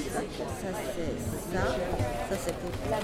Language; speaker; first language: French; non-native, learner; Japanese